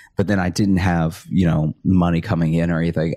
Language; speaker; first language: English; native; English